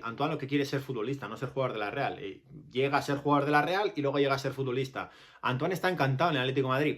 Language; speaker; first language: Spanish; native; Spanish